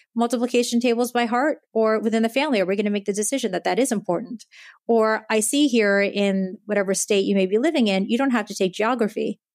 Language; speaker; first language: English; early bilingual, other home language; Japanese